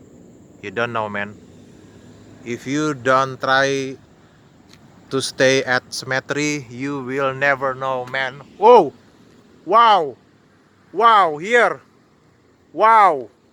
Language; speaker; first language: English; non-native, learner; Indonesian